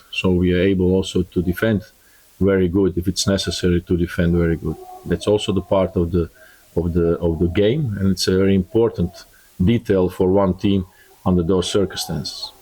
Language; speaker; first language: English; non-native, learner; Croatian